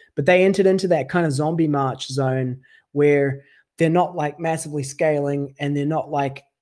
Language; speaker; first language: English; native; English